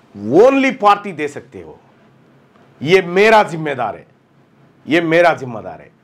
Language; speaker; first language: Hindi; non-native, local second language; Telugu